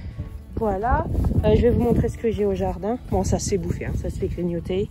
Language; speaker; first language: French; native; French